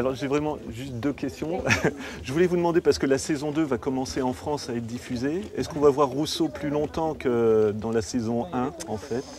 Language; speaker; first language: French; native; French